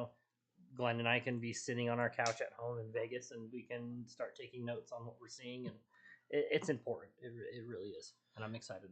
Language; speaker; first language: English; native; English